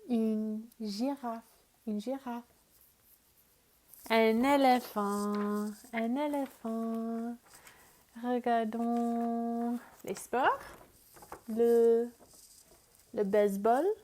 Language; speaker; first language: French; non-native, fluent; English